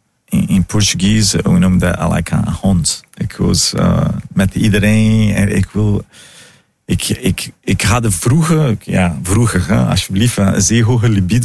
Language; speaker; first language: Dutch; non-native, fluent; Portuguese